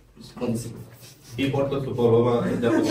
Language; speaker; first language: Japanese; non-native, learner; Bangla